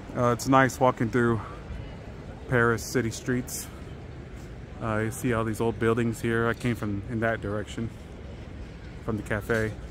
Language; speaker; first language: English; native; English